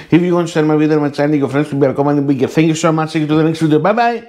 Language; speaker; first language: English; non-native, learner; Greek